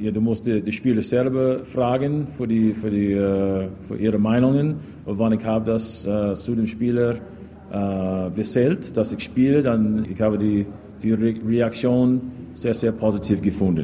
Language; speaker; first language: German; non-native, learner; English